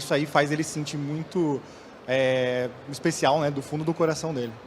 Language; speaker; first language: Portuguese; native; Portuguese